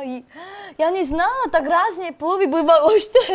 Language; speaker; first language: Russian; non-native, fluent; Korean